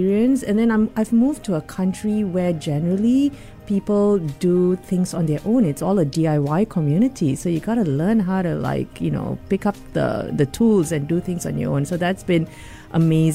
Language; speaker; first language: English; non-native, local second language; Tamil